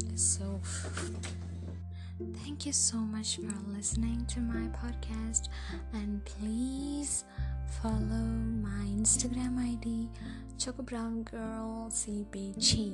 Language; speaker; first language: English; non-native, local second language; Malayalam